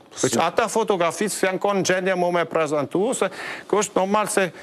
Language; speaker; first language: Albanian; non-native, fluent; German